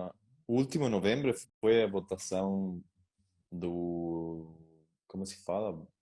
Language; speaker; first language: Portuguese; non-native, learner; Spanish